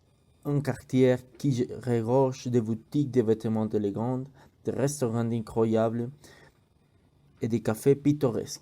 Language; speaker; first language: French; non-native, learner; Spanish